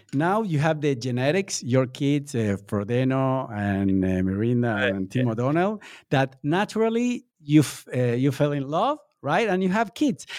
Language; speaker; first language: English; non-native, fluent; Spanish